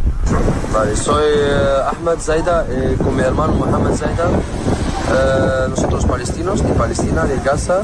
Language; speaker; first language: Spanish; non-native, learner; Arabic